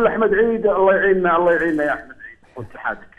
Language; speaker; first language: Arabic; native; Arabic